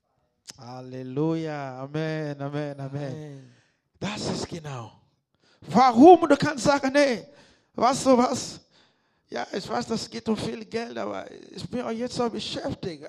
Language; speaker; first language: German; non-native, learner; Lingala